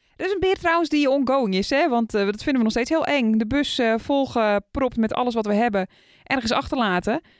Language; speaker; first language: Dutch; native; Dutch